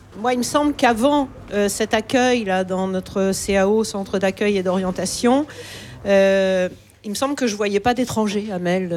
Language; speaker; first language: French; native; French